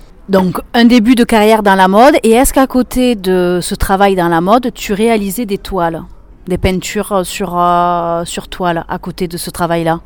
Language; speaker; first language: French; native; French